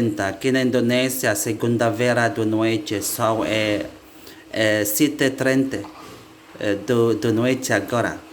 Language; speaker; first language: Portuguese; non-native, learner; Indonesian